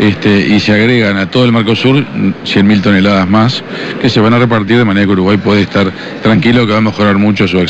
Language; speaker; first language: Spanish; native; Spanish